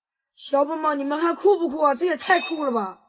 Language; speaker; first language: Chinese; native; Chinese